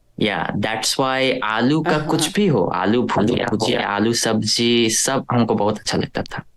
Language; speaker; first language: Hindi; early bilingual, other home language; Korean